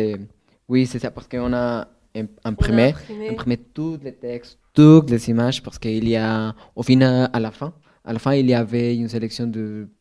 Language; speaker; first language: French; non-native, fluent; Spanish